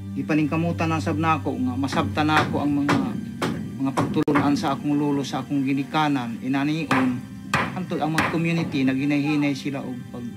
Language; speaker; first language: Cebuano; non-native, local second language; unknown